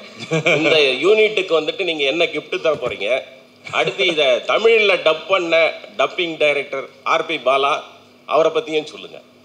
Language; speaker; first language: Tamil; native; Tamil